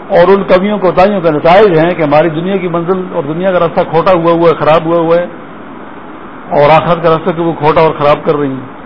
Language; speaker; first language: Urdu; non-native, local second language; Pashto